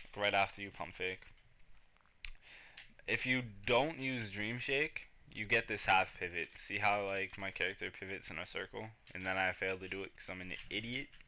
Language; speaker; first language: English; native; English